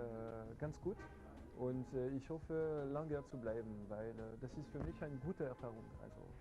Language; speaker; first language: German; non-native, learner; French